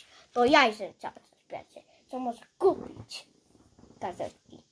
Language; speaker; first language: Polish; early bilingual, heritage; Polish